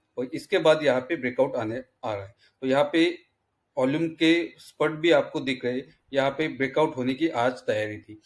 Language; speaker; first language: Hindi; native; Hindi